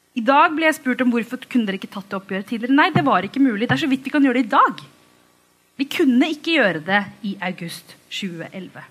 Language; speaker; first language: Norwegian; early bilingual, other home language; Tamil